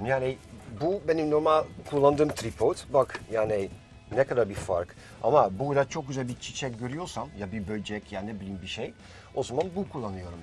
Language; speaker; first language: Turkish; non-native, fluent; Dutch